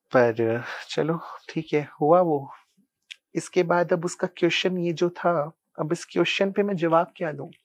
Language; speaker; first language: Hindi; non-native, local second language; Punjabi